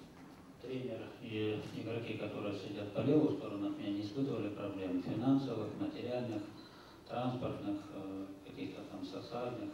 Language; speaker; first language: Russian; native; Russian